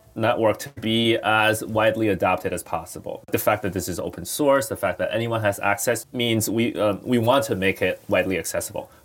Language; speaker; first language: English; non-native, fluent; Chinese